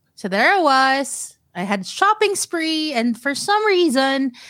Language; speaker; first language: English; non-native, local second language; Filipino